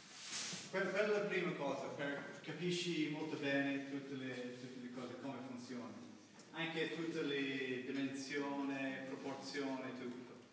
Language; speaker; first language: Italian; non-native, learner; English